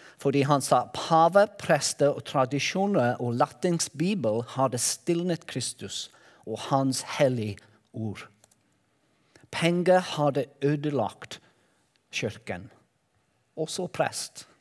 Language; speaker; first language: Norwegian; non-native, learner; Welsh